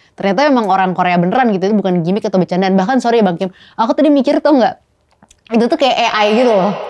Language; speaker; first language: Indonesian; native; Indonesian